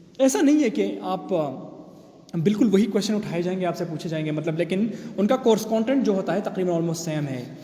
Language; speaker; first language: Urdu; non-native, local second language; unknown